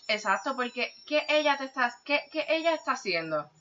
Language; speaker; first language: Spanish; early bilingual, heritage; Spanish